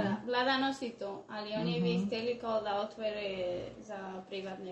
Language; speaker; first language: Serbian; early bilingual, heritage; Spanish